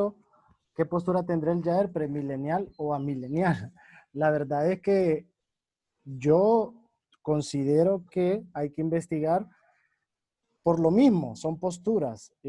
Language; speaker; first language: Spanish; native; Spanish